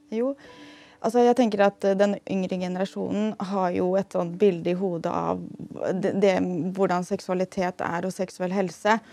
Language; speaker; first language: Norwegian; native; Norwegian